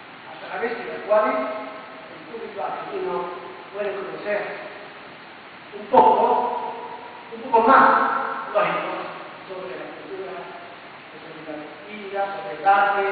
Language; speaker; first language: Spanish; non-native, fluent; Chinese